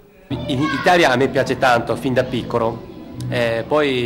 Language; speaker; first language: Italian; non-native, learner; Japanese